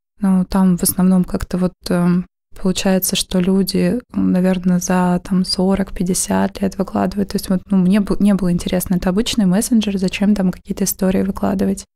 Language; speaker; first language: Russian; native; Russian